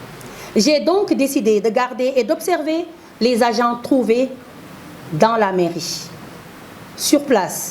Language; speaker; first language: French; non-native, local second language; Wolof